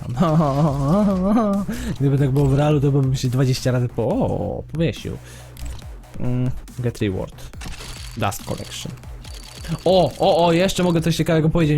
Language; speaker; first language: Polish; native; Polish